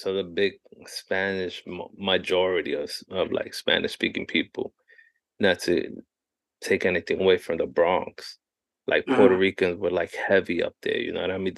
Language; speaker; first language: English; native; English